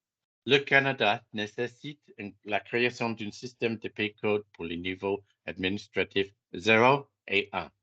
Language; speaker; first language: French; non-native, fluent; English